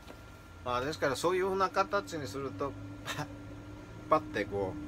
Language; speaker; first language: Japanese; native; Japanese